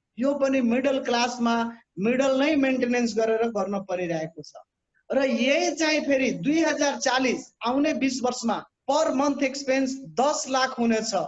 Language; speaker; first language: Nepali; non-native, local second language; Bhojpuri